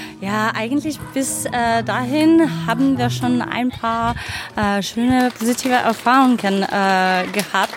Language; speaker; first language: German; non-native, fluent; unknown